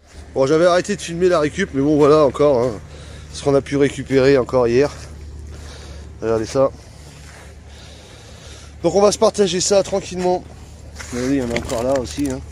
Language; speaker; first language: French; native; French